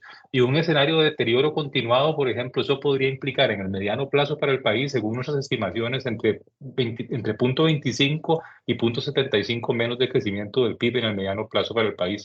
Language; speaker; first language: Spanish; native; Spanish